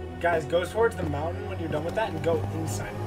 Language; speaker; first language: English; native; English